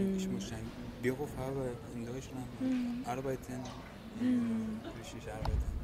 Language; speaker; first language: German; non-native, learner; Persian